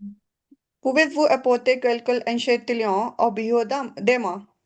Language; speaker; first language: French; non-native, learner; Punjabi